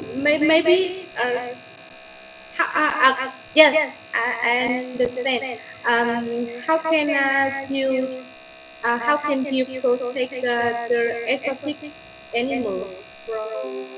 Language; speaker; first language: English; non-native, learner; Vietnamese